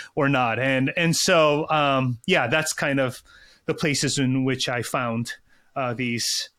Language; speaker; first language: English; early bilingual, other home language; Korean